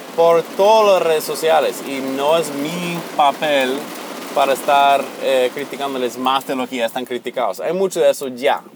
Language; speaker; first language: Spanish; non-native, fluent; English